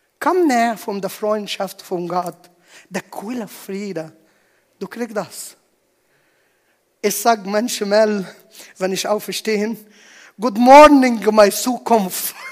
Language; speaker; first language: German; non-native, learner; Arabic